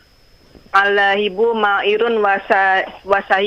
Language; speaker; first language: Arabic; non-native, learner; Indonesian